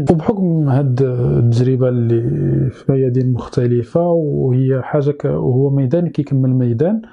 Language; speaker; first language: Arabic; native; Arabic